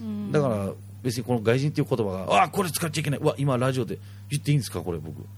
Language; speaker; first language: Japanese; non-native, fluent; Danish